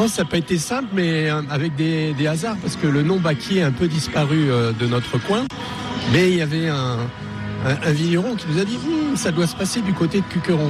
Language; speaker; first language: French; native; French